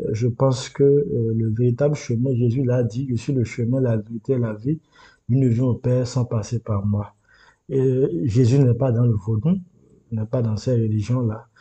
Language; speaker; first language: French; non-native, local second language; Yoruba